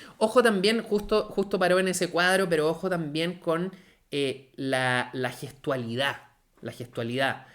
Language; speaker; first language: Spanish; native; Spanish